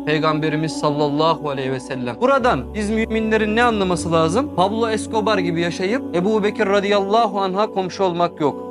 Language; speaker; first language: Turkish; native; Turkish